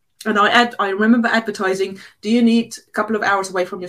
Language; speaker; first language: English; non-native, local second language; Afrikaans